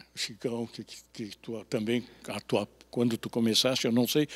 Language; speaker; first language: Portuguese; native; Portuguese